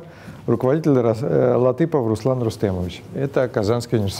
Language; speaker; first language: Russian; native; Russian